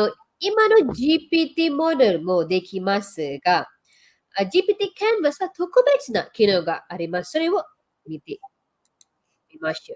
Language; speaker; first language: Japanese; non-native, fluent; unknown